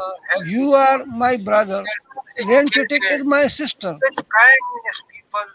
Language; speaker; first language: English; non-native, learner; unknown